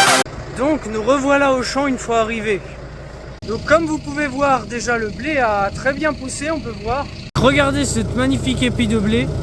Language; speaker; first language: French; native; French